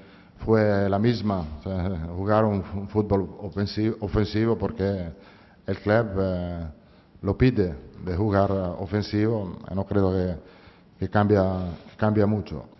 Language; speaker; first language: Spanish; non-native, fluent; Italian